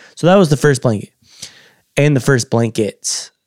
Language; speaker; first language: English; native; English